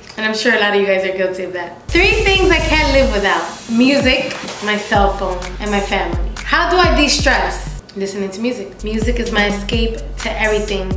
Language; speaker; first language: English; early bilingual, other home language; Spanish